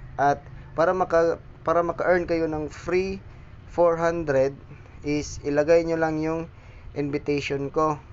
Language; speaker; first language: Filipino; non-native, local second language; Cebuano